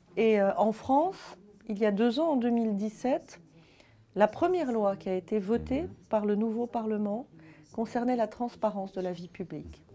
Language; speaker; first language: French; native; French